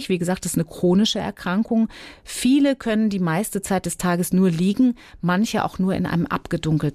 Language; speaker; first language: German; native; German